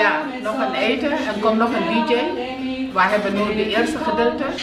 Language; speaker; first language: Dutch; non-native, learner; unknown